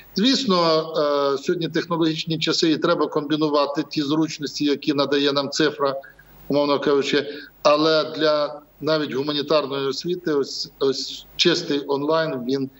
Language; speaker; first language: Ukrainian; native; Ukrainian